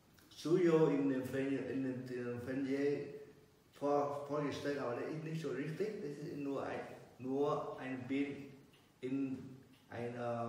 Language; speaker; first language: German; non-native, learner; Vietnamese